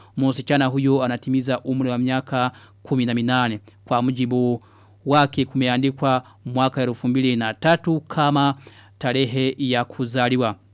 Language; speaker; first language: Swahili; non-native, local second language; Rundi